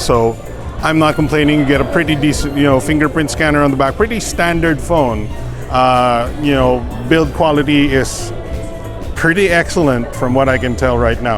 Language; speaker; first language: English; non-native, local second language; Filipino